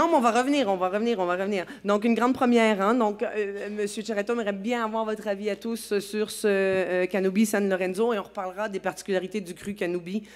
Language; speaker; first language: French; native; French